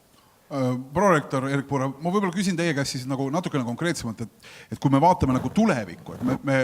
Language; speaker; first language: Estonian; native; Estonian